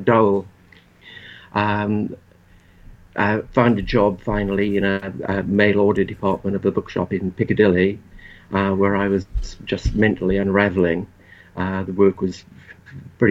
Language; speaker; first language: English; native; English